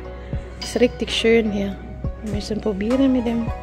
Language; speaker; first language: German; non-native, learner; Cebuano